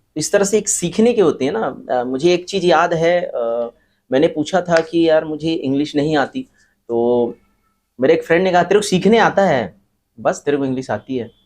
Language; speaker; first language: Hindi; native; Hindi